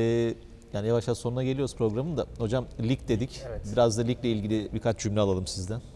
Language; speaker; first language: Turkish; native; Turkish